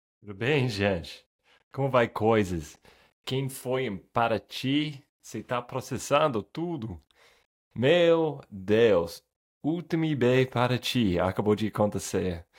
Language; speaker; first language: Portuguese; non-native, fluent; English